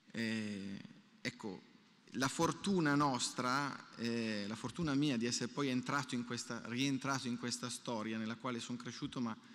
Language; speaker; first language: Italian; native; Italian